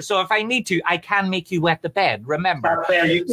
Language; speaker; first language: English; native; English